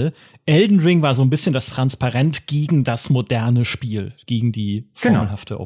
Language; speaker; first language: German; native; German